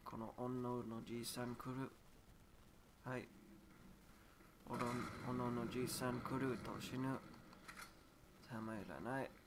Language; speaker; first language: Japanese; non-native, learner; English